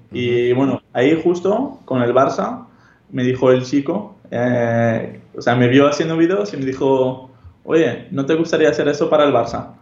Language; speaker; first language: Spanish; non-native, fluent; Hebrew